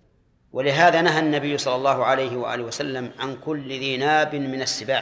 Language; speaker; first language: Arabic; native; Arabic